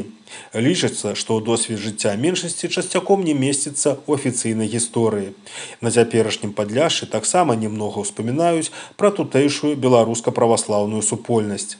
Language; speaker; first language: Belarusian; native; Belarusian